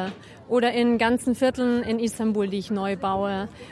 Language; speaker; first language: German; native; German